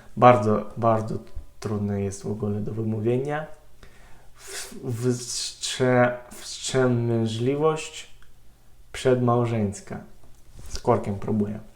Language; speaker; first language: Polish; non-native, learner; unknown